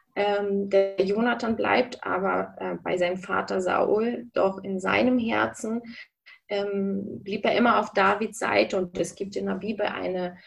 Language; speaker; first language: German; early bilingual, other home language; Russian